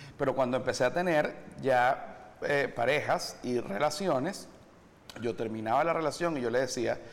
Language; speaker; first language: Spanish; native; Spanish